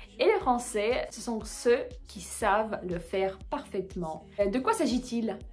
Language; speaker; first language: French; non-native, fluent; Russian